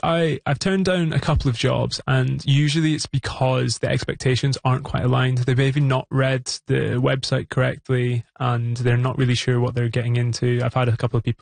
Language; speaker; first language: English; native; English